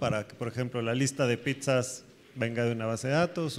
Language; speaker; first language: Spanish; native; Spanish